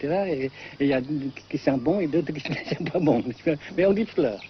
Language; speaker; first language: French; non-native, local second language; Vietnamese